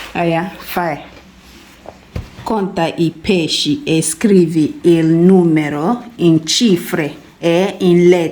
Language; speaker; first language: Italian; non-native, fluent; English